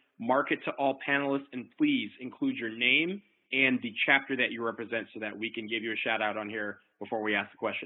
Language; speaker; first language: English; native; English